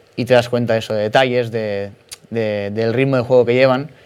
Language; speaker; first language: Spanish; native; Spanish